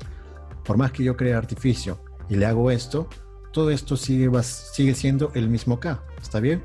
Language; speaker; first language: Spanish; native; Spanish